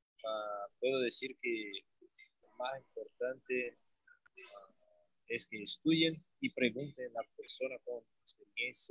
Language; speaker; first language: Spanish; non-native, learner; Portuguese